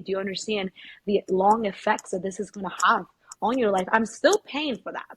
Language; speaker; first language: English; early bilingual, other home language; Spanish